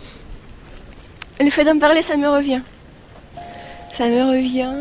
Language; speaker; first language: French; non-native, fluent; Russian